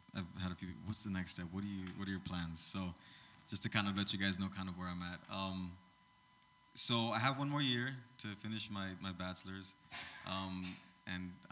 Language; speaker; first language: English; native; English